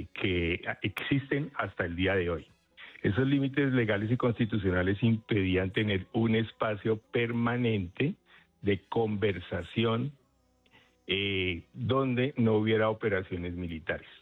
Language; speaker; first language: Spanish; native; Spanish